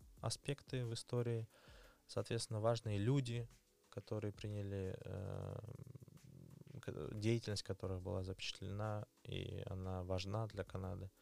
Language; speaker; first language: Russian; native; Russian